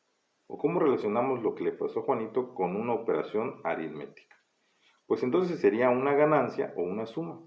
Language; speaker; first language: Spanish; native; Spanish